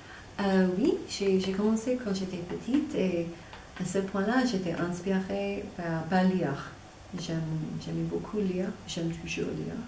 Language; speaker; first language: French; non-native, fluent; English